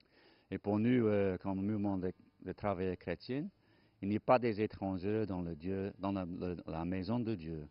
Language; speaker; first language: French; non-native, fluent; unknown